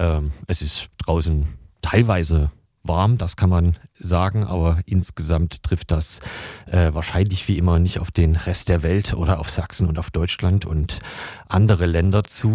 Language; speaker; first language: German; native; German